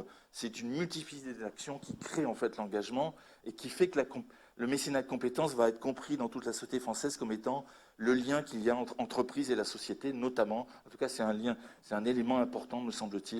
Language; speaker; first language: French; native; French